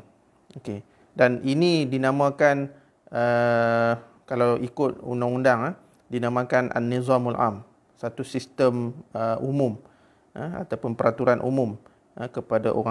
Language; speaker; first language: Malay; native; Malay